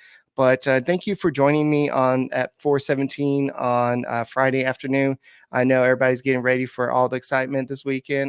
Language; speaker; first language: English; native; English